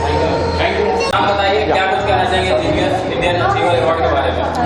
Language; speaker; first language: Hindi; native; Hindi